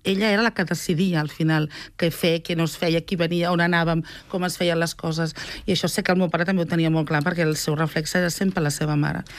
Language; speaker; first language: Catalan; native; Catalan